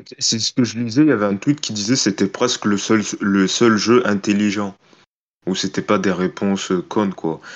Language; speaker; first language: French; native; French